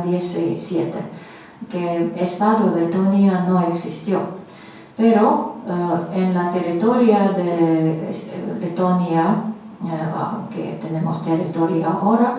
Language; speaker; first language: Spanish; non-native, fluent; Latvian